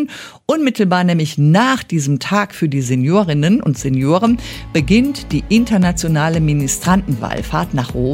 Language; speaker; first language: German; native; German